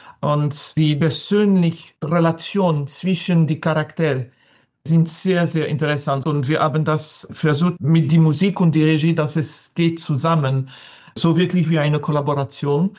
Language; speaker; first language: German; non-native, fluent; French